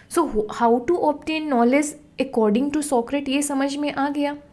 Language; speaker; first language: Hindi; native; Hindi